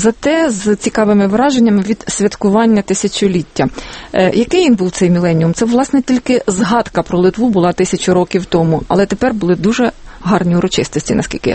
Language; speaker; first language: Ukrainian; native; Ukrainian